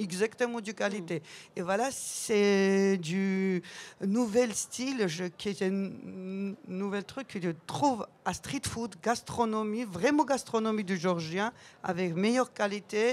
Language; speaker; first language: French; non-native, learner; Georgian